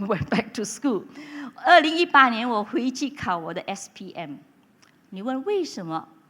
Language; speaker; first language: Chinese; non-native, local second language; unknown